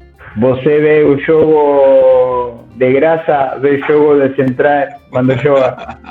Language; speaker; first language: Portuguese; non-native, learner; Spanish